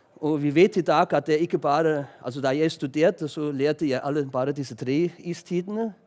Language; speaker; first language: Norwegian; non-native, fluent; German